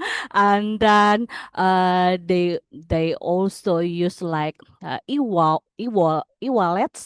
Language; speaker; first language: English; non-native, learner; Indonesian